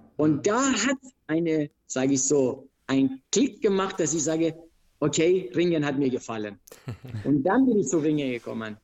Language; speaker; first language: German; non-native, fluent; Persian